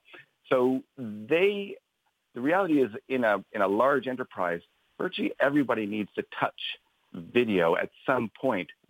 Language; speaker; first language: English; native; English